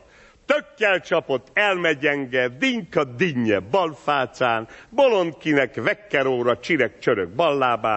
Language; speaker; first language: Hungarian; native; Hungarian